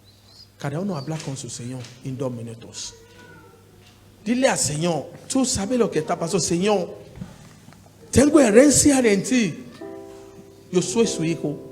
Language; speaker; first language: Spanish; non-native, learner; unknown